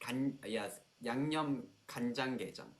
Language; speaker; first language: English; non-native, learner; Korean